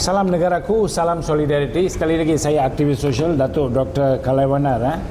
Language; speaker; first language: Malay; non-native, local second language; Tamil